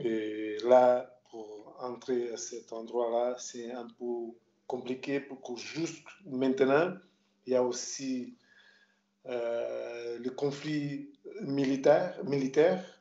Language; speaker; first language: French; non-native, local second language; Portuguese